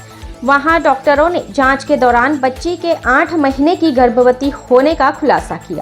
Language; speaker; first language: Hindi; native; Hindi